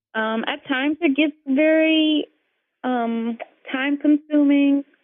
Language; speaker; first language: English; native; English